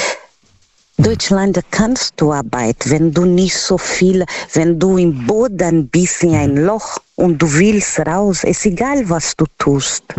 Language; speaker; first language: German; non-native, learner; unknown